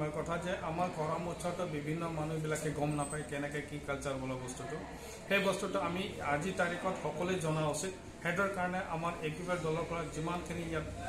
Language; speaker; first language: Assamese; non-native, local second language; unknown